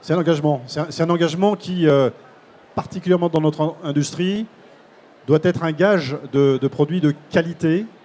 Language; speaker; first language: French; native; French